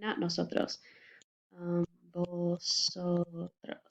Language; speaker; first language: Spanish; non-native, fluent; English